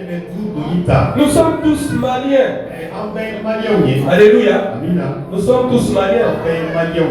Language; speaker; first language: French; non-native, local second language; Bambara